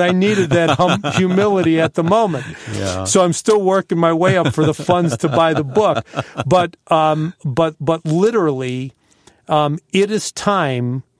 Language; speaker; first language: English; native; English